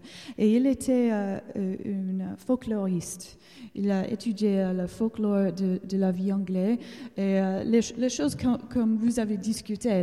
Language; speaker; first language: French; non-native, learner; English